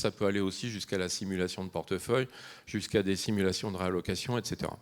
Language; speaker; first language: French; native; French